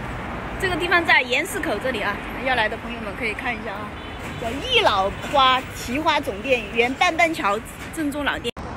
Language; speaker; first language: Chinese; native; Chinese